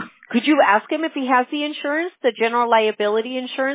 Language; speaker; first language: English; early bilingual, other home language; Spanish